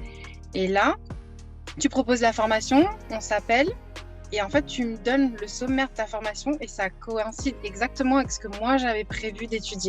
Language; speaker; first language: French; native; French